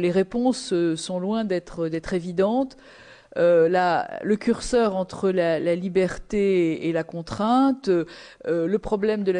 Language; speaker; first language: French; native; French